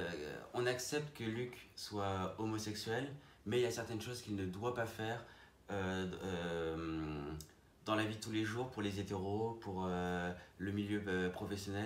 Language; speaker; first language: French; native; French